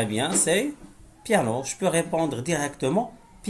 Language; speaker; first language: French; non-native, local second language; Arabic